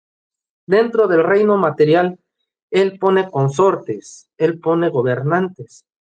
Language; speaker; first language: Spanish; native; Spanish